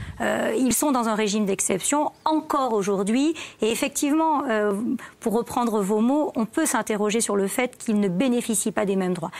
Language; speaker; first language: French; native; French